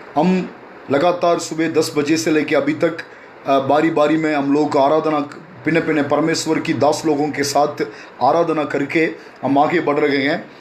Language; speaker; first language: Hindi; non-native, local second language; Tamil